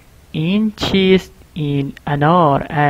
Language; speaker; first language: Persian; non-native, fluent; Urdu